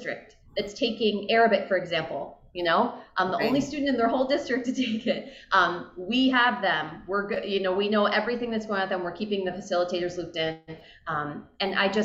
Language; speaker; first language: English; native; English